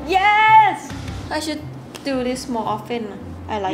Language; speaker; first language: English; non-native, fluent; Thai